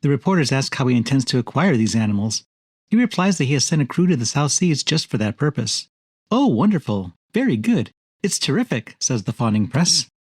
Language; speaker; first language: English; native; English